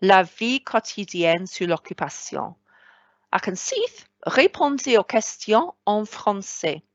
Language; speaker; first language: French; non-native, fluent; Welsh